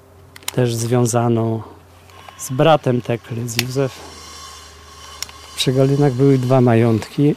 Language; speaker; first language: Polish; native; Polish